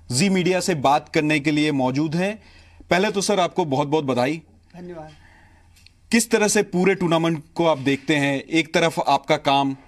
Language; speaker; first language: Hindi; native; Hindi